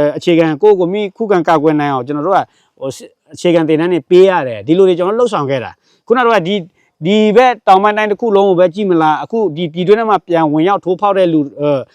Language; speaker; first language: Burmese; non-native, local second language; S'gaw Karen